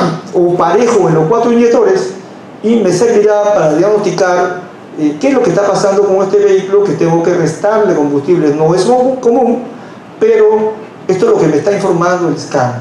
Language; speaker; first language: Spanish; native; Spanish